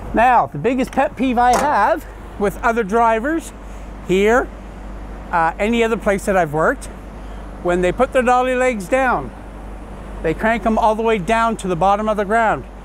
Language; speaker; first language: English; native; English